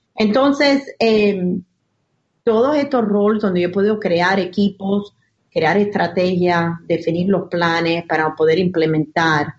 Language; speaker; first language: Spanish; early bilingual, heritage; Spanish